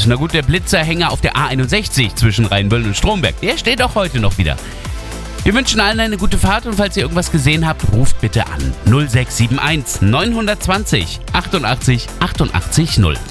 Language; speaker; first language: German; native; German